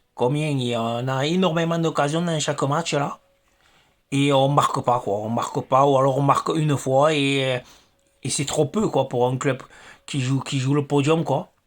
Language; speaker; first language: French; native; French